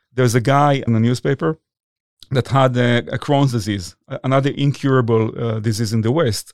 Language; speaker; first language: English; non-native, fluent; Hebrew